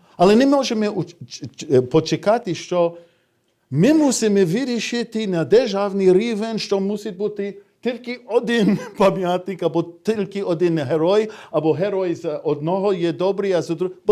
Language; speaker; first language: Ukrainian; non-native, fluent; English